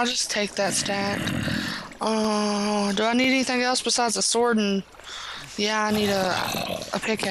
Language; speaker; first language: English; native; English